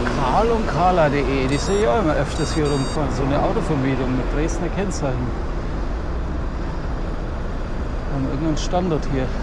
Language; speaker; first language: German; native; German